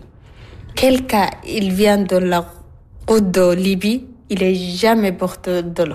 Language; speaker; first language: French; non-native, learner; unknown